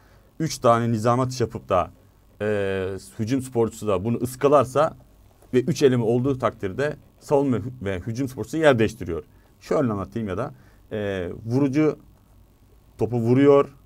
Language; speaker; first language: Turkish; native; Turkish